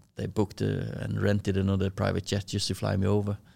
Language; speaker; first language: English; non-native, fluent; Norwegian